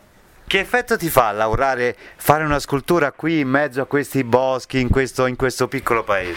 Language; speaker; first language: Italian; native; Italian